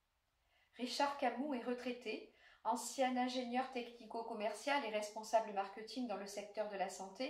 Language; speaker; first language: French; native; French